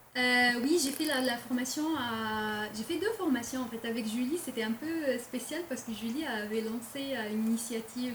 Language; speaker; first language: French; non-native, local second language; Arabic